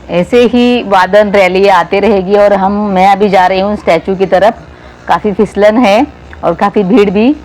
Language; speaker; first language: Hindi; non-native, local second language; Marathi